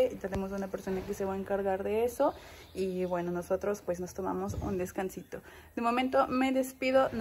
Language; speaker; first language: Spanish; native; Spanish